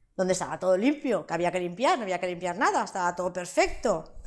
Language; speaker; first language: Spanish; non-native, local second language; Catalan